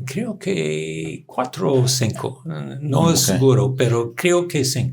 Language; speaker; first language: Spanish; non-native, learner; English